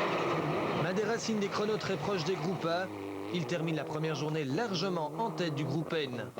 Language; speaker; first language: French; native; French